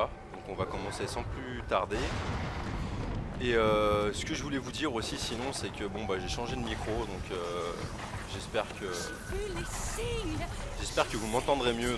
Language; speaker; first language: French; native; French